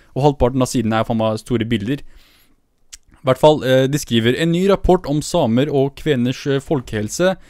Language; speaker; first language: Norwegian; early bilingual, other home language; Kurdish